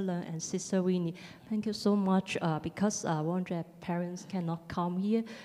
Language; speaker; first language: English; non-native, local second language; Cantonese